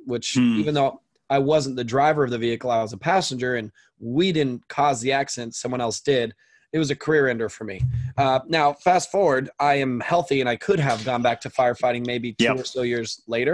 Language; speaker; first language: English; native; English